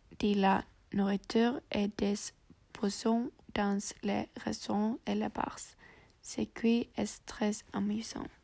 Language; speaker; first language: French; non-native, learner; English